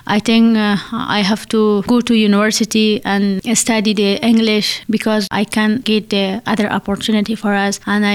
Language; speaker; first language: English; non-native, learner; Persian